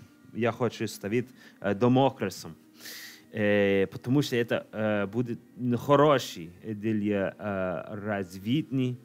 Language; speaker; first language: Russian; non-native, learner; English